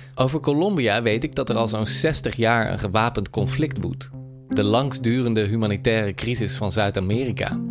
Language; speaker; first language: Dutch; native; Dutch